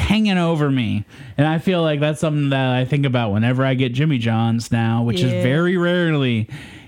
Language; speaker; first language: English; native; English